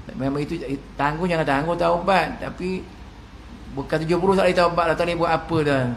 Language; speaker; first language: Malay; native; Malay